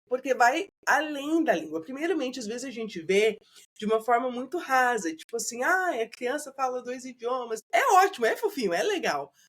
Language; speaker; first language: Portuguese; native; Portuguese